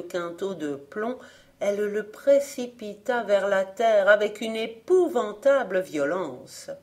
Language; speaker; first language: French; native; French